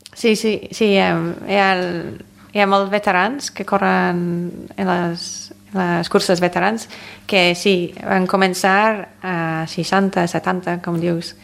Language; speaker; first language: Catalan; non-native, fluent; English